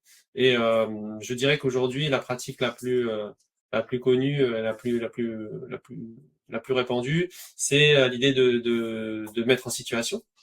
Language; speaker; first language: French; native; French